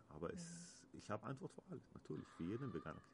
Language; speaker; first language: German; non-native, learner; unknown